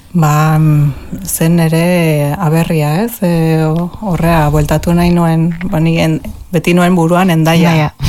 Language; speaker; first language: Basque; non-native, local second language; Spanish